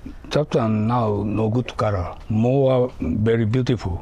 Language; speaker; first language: English; non-native, learner; Japanese